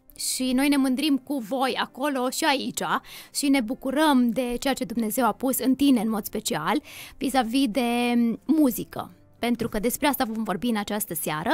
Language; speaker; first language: Romanian; native; Romanian